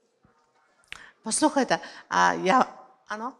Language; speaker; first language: Czech; non-native, learner; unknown